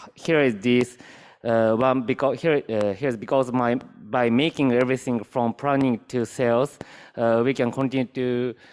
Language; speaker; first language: English; non-native, learner; Japanese